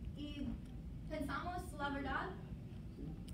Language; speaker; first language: Spanish; non-native, learner; English